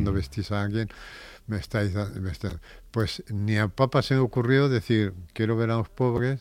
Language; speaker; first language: Spanish; native; Spanish